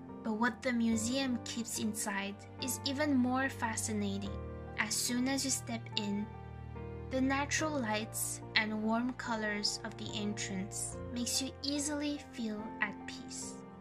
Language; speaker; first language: English; non-native, fluent; French